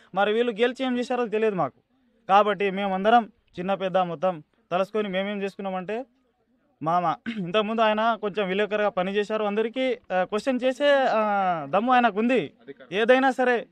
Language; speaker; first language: Telugu; non-native, local second language; Lambadi